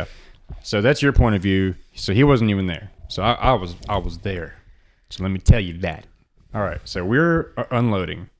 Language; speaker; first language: English; native; English